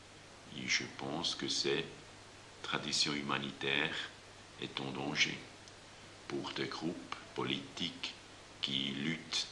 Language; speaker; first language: French; non-native, fluent; German